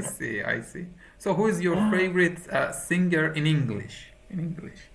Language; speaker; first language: English; non-native, fluent; Persian